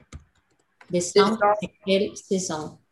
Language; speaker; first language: French; non-native, learner; Russian